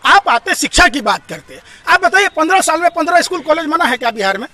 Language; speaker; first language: Hindi; native; Hindi